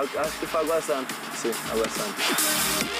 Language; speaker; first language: Portuguese; non-native, local second language; Spanish